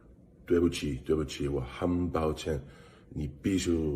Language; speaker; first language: Chinese; non-native, learner; English